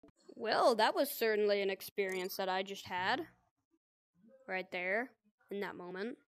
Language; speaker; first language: English; native; English